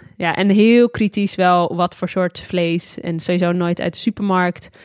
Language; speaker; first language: Dutch; native; Dutch